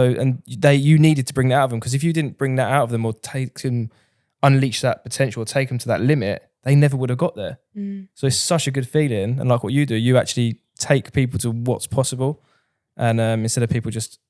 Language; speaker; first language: English; native; English